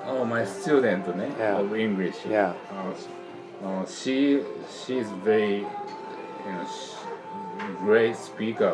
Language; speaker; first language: English; non-native, learner; Japanese